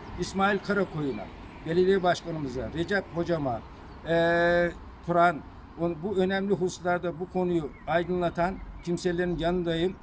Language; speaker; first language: Turkish; native; Turkish